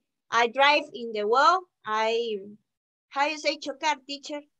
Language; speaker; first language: English; non-native, learner; Spanish